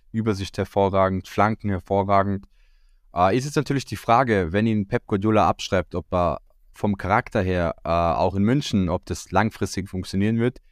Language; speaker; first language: German; early bilingual, other home language; Croatian